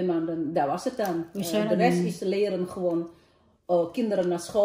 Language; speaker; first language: Dutch; non-native, learner; Indonesian